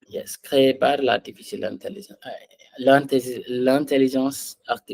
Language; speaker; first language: French; non-native, fluent; Hindi